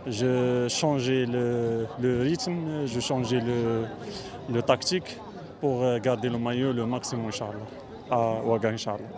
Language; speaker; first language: French; non-native, learner; Arabic